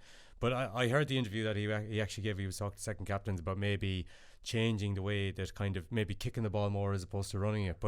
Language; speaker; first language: English; native; English